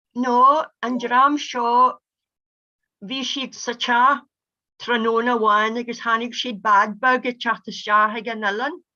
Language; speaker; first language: Irish; non-native, local second language; English